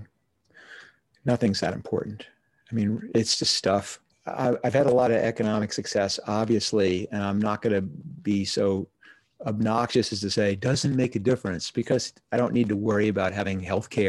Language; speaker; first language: English; native; English